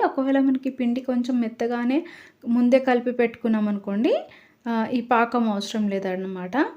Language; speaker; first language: Telugu; non-native, local second language; Lambadi